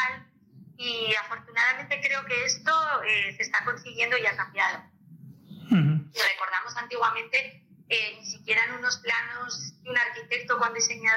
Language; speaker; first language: Spanish; native; Spanish